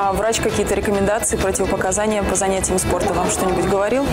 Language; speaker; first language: Russian; native; Russian